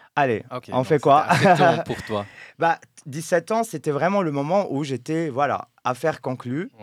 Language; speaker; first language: French; non-native, local second language; Arabic